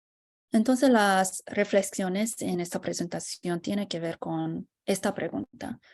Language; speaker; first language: Spanish; non-native, fluent; English